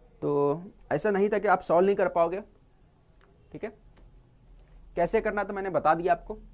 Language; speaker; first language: Hindi; native; Hindi